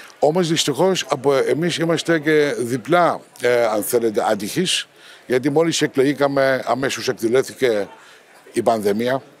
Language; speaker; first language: Greek; non-native, local second language; Turkish